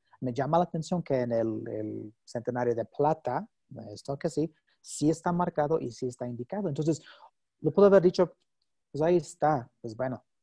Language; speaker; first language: Spanish; non-native, fluent; English